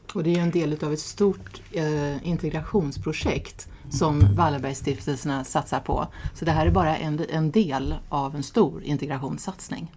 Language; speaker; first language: Swedish; native; Swedish